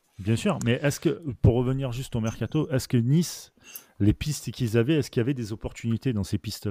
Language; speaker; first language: French; native; French